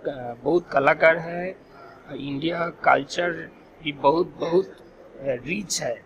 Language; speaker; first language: Hindi; non-native, local second language; Bangla